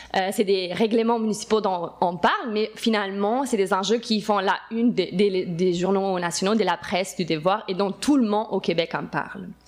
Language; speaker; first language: French; non-native, fluent; Italian